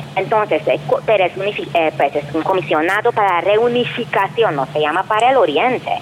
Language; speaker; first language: Spanish; non-native, fluent; Hungarian